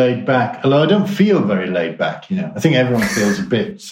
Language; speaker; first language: English; native; English